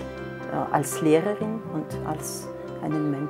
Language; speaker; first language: German; non-native, fluent; Russian